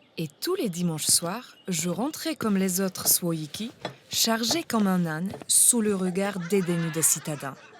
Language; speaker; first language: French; non-native, fluent; Polish